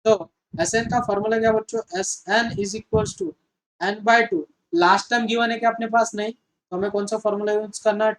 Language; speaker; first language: Hindi; non-native, local second language; Marathi